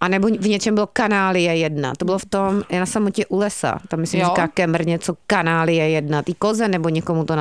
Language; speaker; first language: Czech; native; Czech